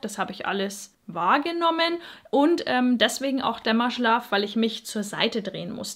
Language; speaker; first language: German; native; German